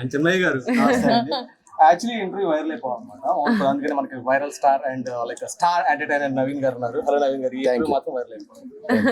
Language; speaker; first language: Telugu; native; Telugu